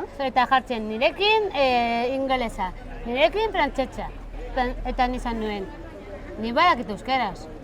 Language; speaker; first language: Basque; early bilingual, other home language; Spanish